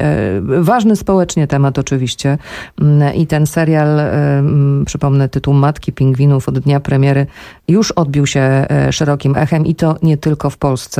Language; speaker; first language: Polish; native; Polish